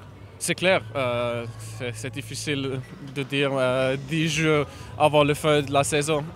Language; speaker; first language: French; non-native, learner; German